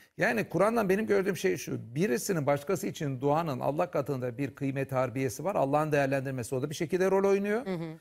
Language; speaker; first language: Turkish; native; Turkish